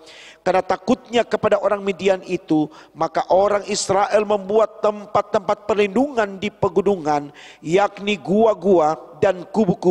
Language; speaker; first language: Indonesian; native; Indonesian